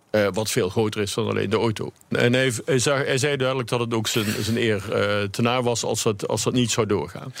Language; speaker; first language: Dutch; native; Dutch